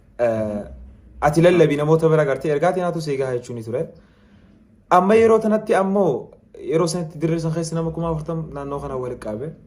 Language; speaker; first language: Oromo; native; Oromo